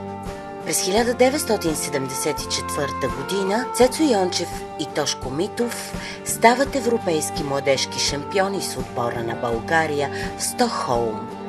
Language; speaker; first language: Bulgarian; native; Bulgarian